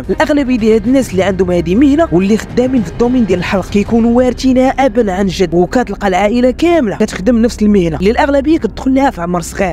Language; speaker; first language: Arabic; native; Arabic